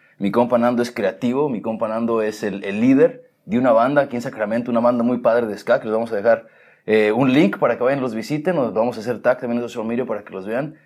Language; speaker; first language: Spanish; native; Spanish